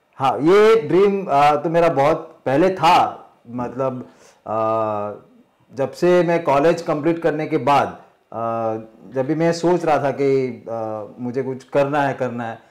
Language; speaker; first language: Hindi; non-native, local second language; Marathi